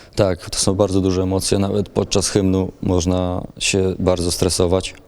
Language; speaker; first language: Polish; native; Polish